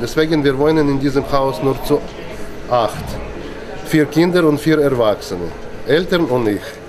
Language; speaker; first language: German; non-native, learner; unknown